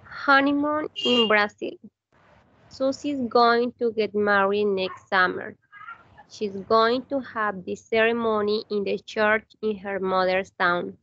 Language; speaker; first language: English; non-native, learner; Spanish